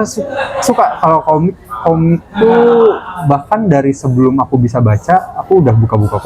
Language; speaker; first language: Indonesian; native; Indonesian